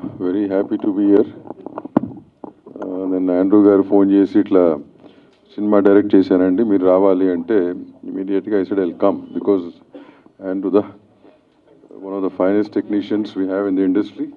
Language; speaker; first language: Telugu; native; Telugu